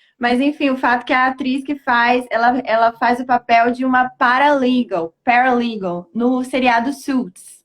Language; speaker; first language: Portuguese; native; Portuguese